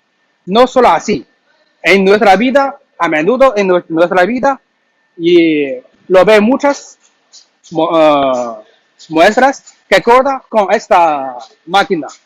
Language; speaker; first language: Spanish; non-native, learner; Chinese